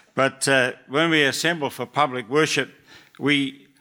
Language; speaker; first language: English; native; English